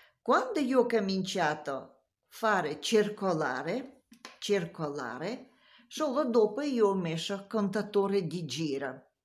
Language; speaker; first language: Italian; non-native, learner; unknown